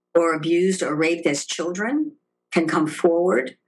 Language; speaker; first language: English; native; English